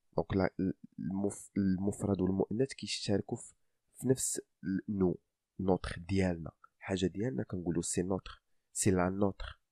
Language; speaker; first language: French; non-native, local second language; Arabic